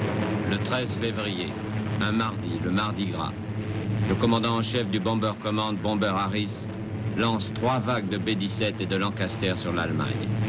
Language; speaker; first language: French; native; French